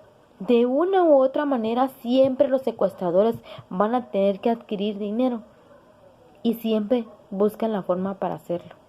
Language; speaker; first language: Spanish; native; Spanish